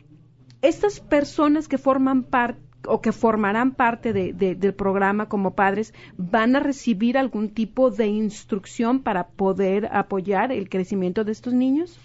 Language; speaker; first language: Spanish; native; Spanish